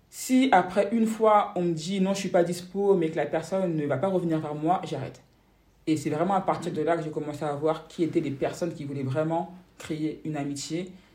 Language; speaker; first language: French; native; French